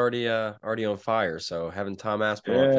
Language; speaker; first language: English; native; English